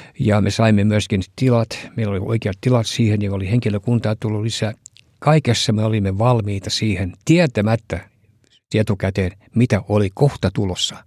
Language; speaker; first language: Finnish; early bilingual, heritage; Finnish